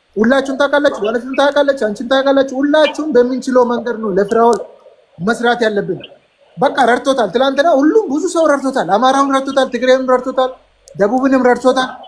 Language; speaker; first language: Amharic; non-native, local second language; Oromo